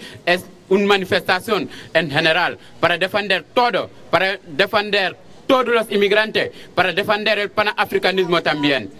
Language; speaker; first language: Spanish; non-native, fluent; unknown